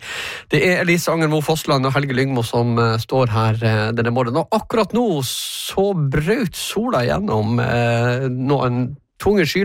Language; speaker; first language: Norwegian; native; Norwegian